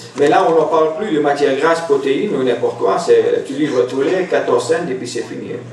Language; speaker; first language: French; non-native, local second language; German